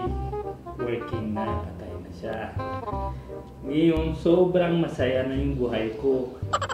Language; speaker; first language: Filipino; non-native, learner; Punjabi